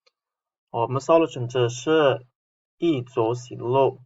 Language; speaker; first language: Chinese; non-native, fluent; Uzbek